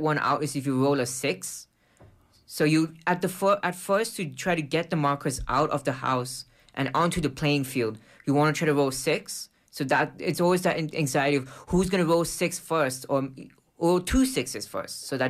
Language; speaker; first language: English; non-native, local second language; Urdu